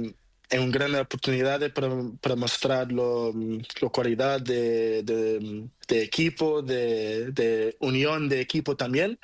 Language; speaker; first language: Spanish; non-native, learner; Portuguese